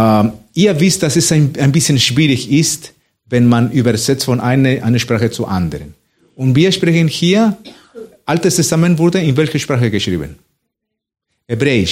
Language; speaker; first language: German; non-native, fluent; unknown